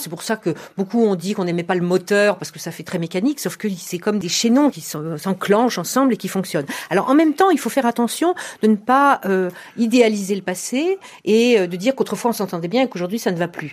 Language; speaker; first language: French; native; French